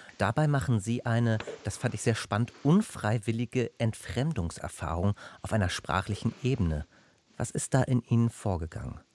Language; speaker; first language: German; native; German